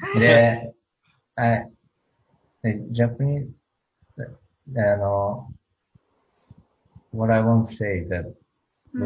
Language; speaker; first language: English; non-native, learner; Japanese